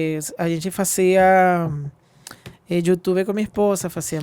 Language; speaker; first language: Portuguese; non-native, fluent; Spanish